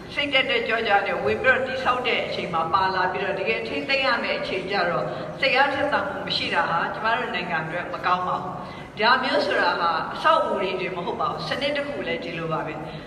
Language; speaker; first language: Burmese; native; Burmese